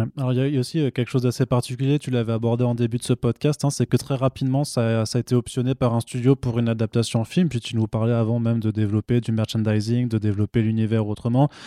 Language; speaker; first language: French; native; French